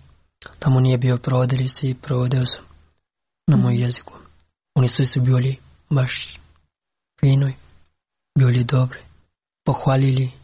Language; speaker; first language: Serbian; non-native, learner; Pashto